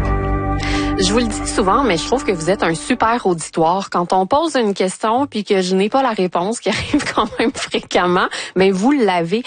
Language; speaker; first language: French; native; French